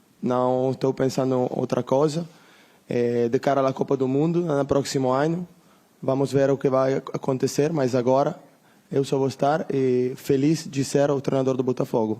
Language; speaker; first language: Portuguese; non-native, fluent; Italian